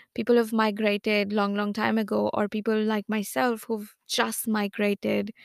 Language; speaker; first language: English; non-native, local second language; Hindi